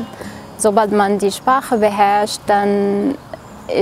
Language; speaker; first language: German; non-native, fluent; Arabic